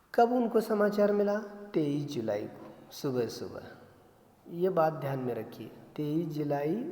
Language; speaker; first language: Hindi; non-native, local second language; Marathi